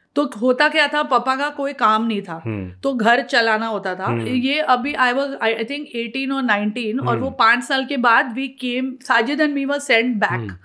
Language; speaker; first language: Hindi; native; Hindi